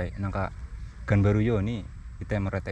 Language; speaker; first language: Japanese; non-native, learner; Indonesian